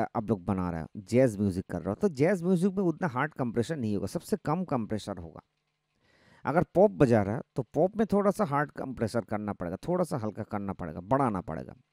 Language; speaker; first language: Hindi; non-native, local second language; Bangla